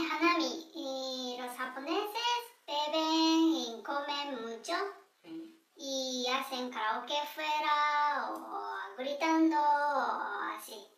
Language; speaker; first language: Spanish; non-native, learner; Japanese